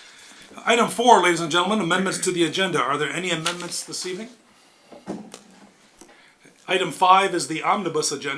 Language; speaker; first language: English; native; English